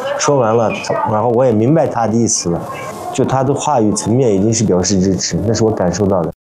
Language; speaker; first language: Chinese; non-native, local second language; Uyghur